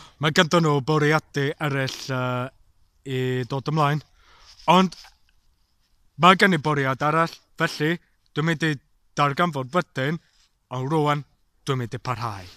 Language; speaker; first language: Welsh; non-native, learner; English